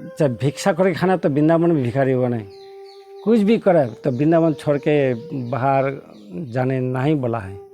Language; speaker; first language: Hindi; non-native, local second language; Bangla